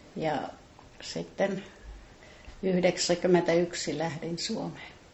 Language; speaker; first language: Finnish; native; Finnish